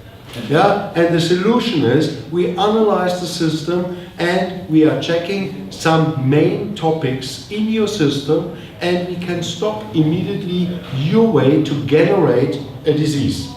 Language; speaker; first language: English; non-native, fluent; German